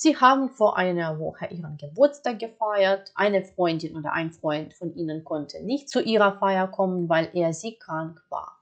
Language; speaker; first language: German; non-native, fluent; Ukrainian